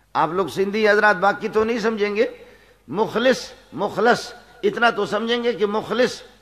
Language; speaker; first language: Urdu; non-native, local second language; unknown